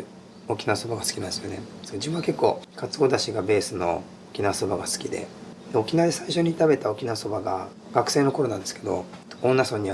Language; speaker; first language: Japanese; native; Japanese